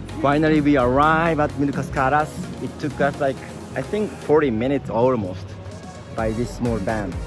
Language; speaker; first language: English; non-native, learner; Japanese